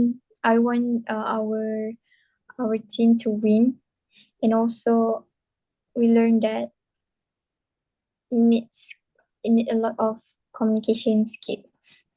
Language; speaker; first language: English; non-native, local second language; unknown